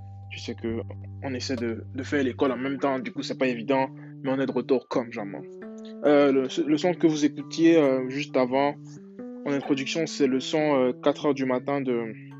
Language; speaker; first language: French; native; French